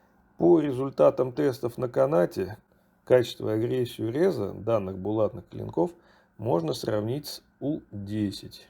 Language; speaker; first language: Russian; native; Russian